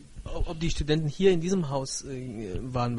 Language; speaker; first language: German; non-native, fluent; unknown